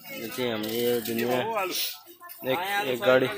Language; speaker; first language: Nepali; native; Nepali